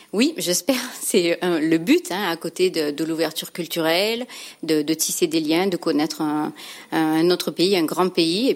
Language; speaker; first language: French; native; French